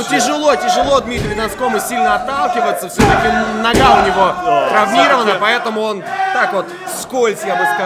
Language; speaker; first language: Russian; native; Russian